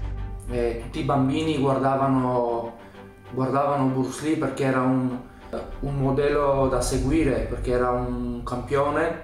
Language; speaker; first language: Italian; early bilingual, other home language; Armenian